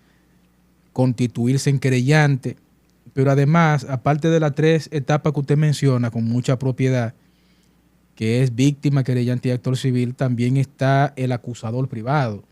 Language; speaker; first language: Spanish; native; Spanish